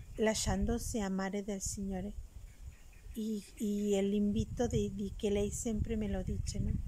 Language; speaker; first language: Italian; non-native, learner; Spanish